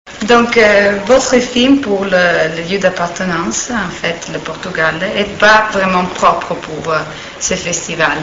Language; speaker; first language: French; non-native, fluent; Italian